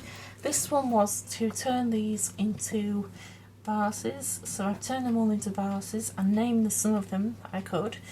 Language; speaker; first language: English; native; English